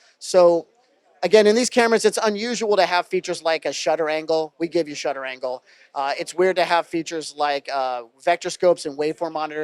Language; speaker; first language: English; native; English